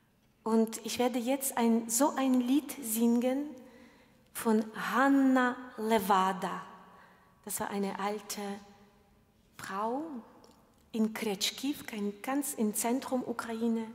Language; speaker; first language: German; non-native, fluent; Ukrainian